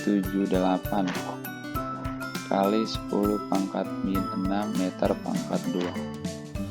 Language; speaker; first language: Indonesian; native; Indonesian